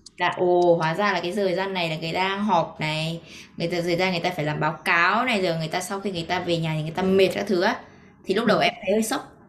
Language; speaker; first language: Vietnamese; native; Vietnamese